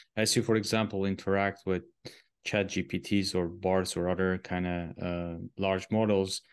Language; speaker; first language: English; non-native, fluent; Armenian